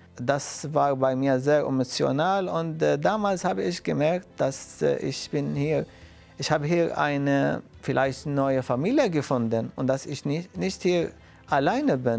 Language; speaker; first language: German; non-native, fluent; Arabic